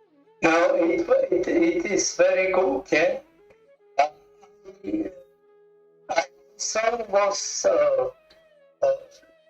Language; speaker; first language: English; non-native, learner; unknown